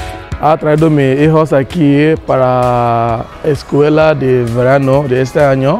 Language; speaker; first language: Spanish; non-native, learner; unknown